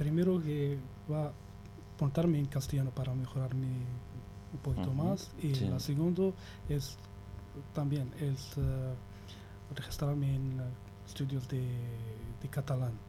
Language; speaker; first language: Spanish; non-native, learner; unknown